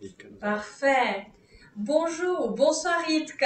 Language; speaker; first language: French; non-native, fluent; Czech